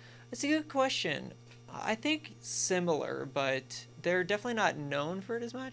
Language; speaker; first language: English; native; English